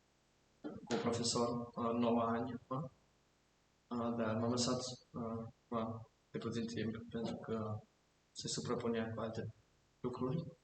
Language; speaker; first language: Romanian; early bilingual, heritage; German